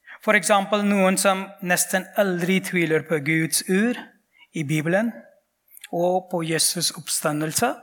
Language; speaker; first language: Norwegian; non-native, fluent; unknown